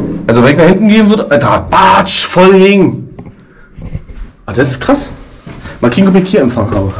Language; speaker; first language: German; native; German